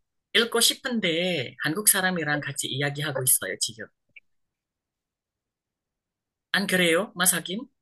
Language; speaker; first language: Korean; non-native, fluent; Indonesian